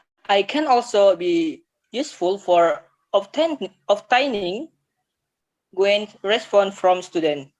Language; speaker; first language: English; non-native, learner; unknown